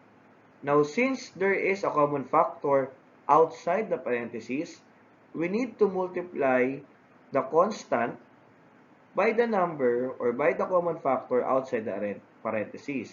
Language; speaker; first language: English; non-native, local second language; Filipino